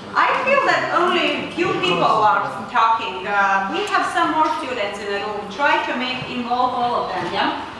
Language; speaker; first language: English; non-native, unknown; Latvian